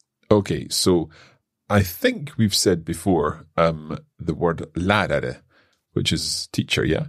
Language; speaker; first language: English; native; English